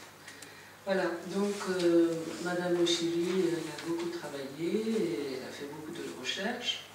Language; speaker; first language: French; non-native, fluent; Persian